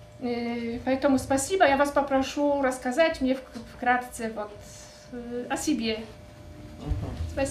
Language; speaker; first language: Russian; non-native, fluent; Polish